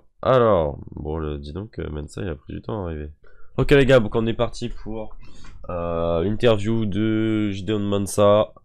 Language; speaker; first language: French; native; French